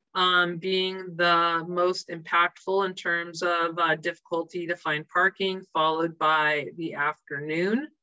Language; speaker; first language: English; native; English